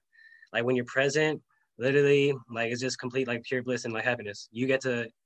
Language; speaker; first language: English; native; English